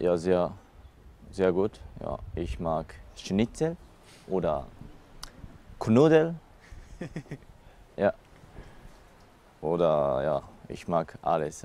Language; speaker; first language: German; non-native, learner; Japanese